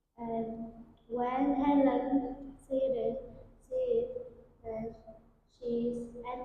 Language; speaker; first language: English; non-native, learner; Vietnamese